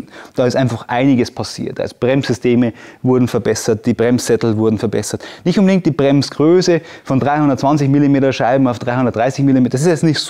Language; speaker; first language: German; native; German